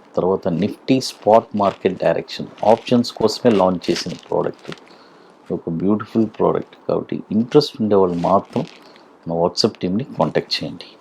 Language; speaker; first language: Telugu; native; Telugu